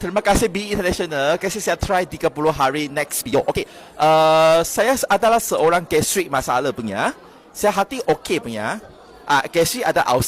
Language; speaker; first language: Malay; non-native, local second language; Chinese